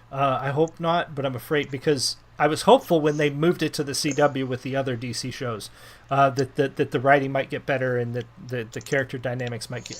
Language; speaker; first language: English; native; English